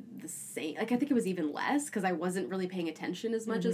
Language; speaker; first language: English; native; English